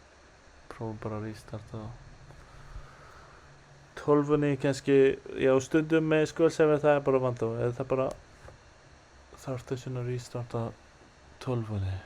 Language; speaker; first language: Icelandic; non-native, learner; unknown